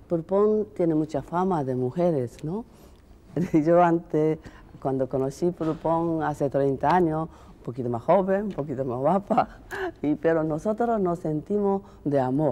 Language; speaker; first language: Spanish; non-native, learner; Japanese